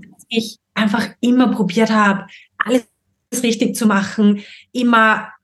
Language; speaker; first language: German; native; German